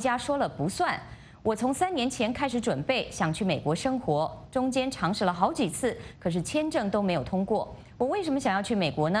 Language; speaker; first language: Chinese; native; Chinese